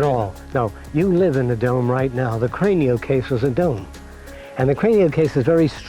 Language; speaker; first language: English; native; English